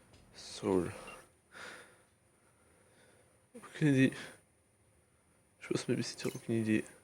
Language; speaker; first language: French; native; French